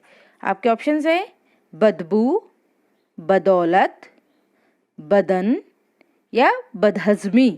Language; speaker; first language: Hindi; native; Hindi